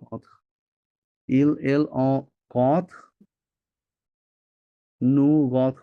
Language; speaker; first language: French; non-native, learner; Bangla